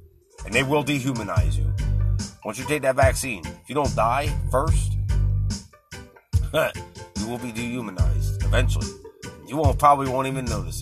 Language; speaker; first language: English; native; English